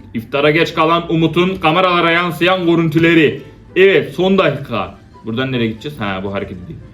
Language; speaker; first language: Turkish; native; Turkish